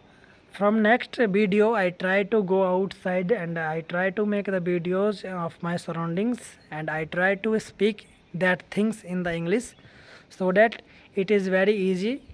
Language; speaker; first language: English; non-native, learner; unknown